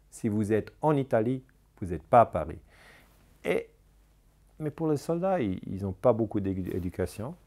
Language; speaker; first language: French; non-native, local second language; German